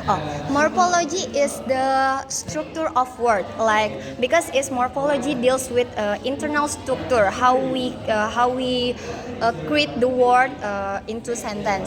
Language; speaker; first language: English; non-native, learner; Indonesian